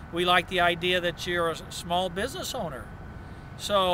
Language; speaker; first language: English; native; English